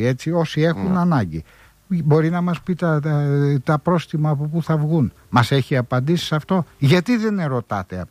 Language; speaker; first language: Greek; native; Greek